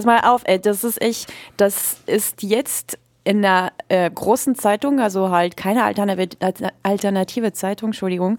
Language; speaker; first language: German; native; German